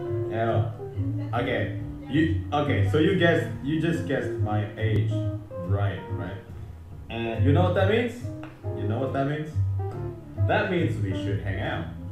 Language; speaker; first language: English; non-native, fluent; Indonesian